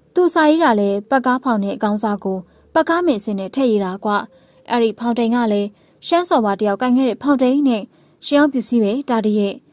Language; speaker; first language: Burmese; native; Burmese